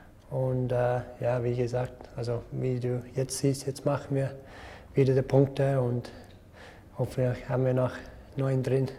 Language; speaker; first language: German; non-native, fluent; English